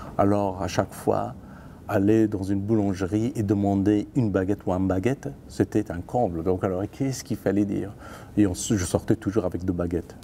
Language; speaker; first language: French; non-native, fluent; Persian